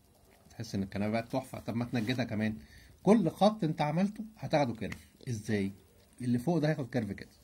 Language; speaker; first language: Arabic; native; Arabic